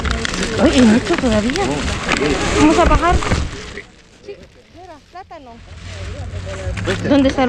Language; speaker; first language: Spanish; non-native, learner; Filipino